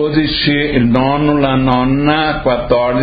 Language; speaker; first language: Italian; early bilingual, heritage; Portuguese